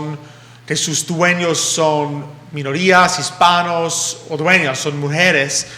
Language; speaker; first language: Spanish; early bilingual, heritage; English